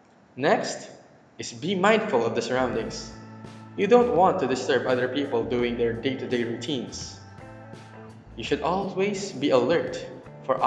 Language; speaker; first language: English; non-native, local second language; Filipino